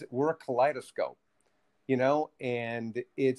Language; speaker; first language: English; early bilingual, other home language; Spanish